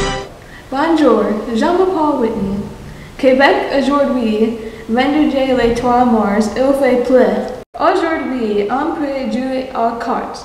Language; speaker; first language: French; non-native, learner; English